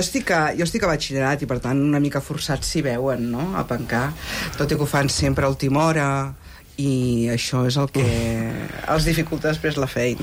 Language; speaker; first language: Catalan; native; Catalan